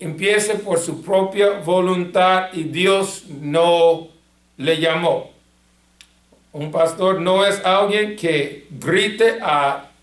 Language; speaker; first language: Spanish; non-native, fluent; English